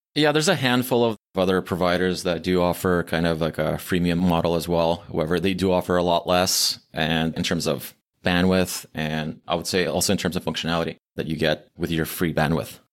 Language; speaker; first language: English; early bilingual, other home language; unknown